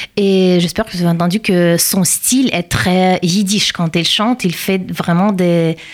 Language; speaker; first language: French; non-native, fluent; Russian